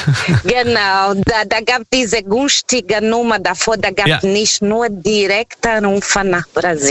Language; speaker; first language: German; non-native, fluent; Portuguese